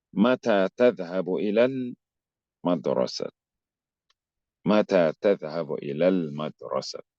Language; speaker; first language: Arabic; non-native, fluent; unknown